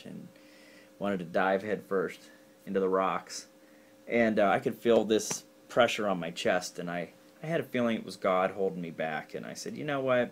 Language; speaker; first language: English; native; English